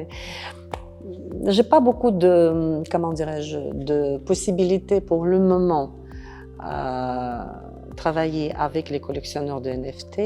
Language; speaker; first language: French; non-native, fluent; Russian